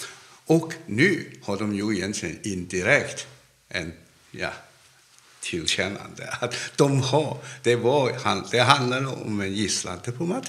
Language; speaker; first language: Swedish; non-native, fluent; Cantonese